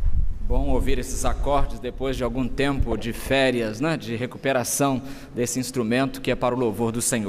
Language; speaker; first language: Portuguese; native; Portuguese